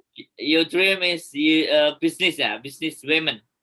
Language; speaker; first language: English; non-native, learner; Indonesian